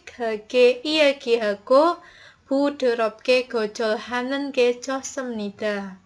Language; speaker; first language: Korean; non-native, learner; Indonesian